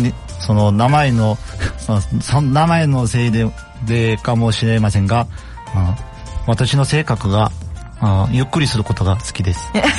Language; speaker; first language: Japanese; non-native, learner; Korean